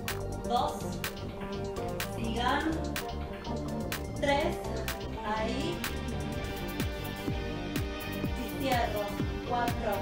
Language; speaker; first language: Spanish; native; Spanish